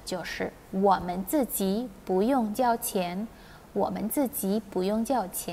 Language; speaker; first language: Chinese; non-native, fluent; Indonesian